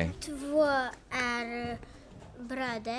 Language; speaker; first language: Swedish; early bilingual, other home language; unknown